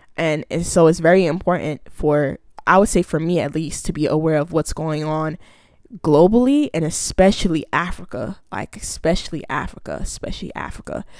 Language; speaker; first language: English; early bilingual, other home language; Akan